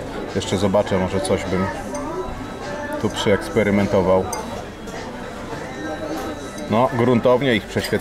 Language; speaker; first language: Polish; native; Polish